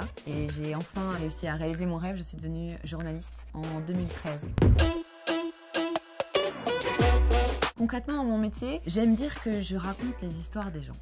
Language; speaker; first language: French; native; French